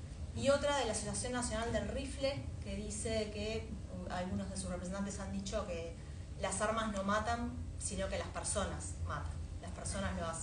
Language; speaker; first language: Spanish; native; Spanish